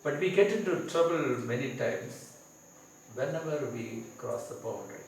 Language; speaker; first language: English; non-native, local second language; Tamil